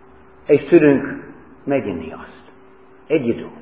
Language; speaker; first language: Hungarian; non-native, fluent; English